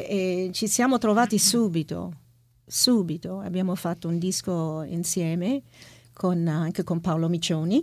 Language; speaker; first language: Italian; non-native, fluent; English